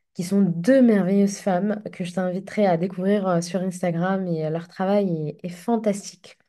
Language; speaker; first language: French; non-native, local second language; Arabic